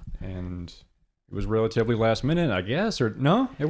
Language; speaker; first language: English; native; English